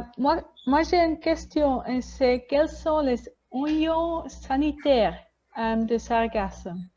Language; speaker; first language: French; non-native, learner; Spanish